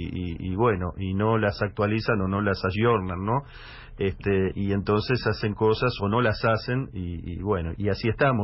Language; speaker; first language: Spanish; native; Spanish